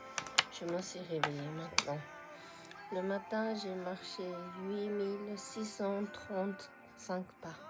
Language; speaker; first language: French; non-native, fluent; Japanese